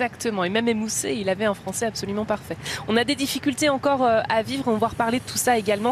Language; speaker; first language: French; native; French